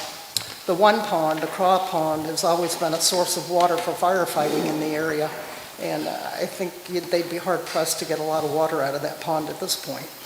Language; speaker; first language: English; native; English